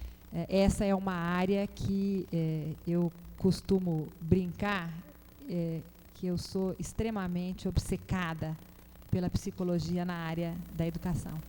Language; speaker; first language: Portuguese; native; Portuguese